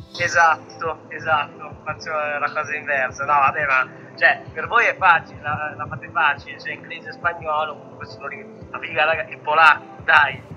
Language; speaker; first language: Italian; native; Italian